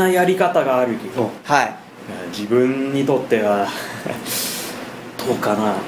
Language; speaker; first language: Japanese; non-native, fluent; English